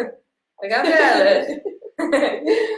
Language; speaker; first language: German; non-native, learner; Dutch